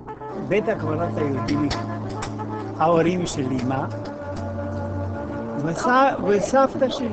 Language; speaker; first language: Hebrew; non-native, fluent; Romanian